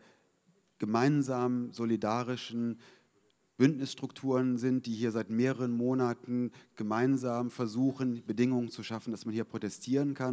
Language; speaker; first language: German; native; German